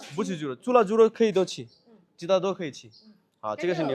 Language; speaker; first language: Chinese; non-native, fluent; Bangla